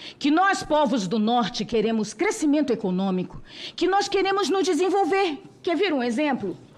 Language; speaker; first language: Portuguese; non-native, local second language; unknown